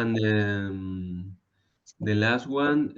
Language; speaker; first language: English; non-native, learner; Spanish